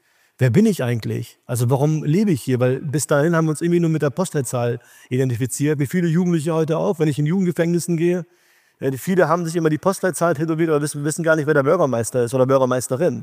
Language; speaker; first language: German; early bilingual, other home language; Urdu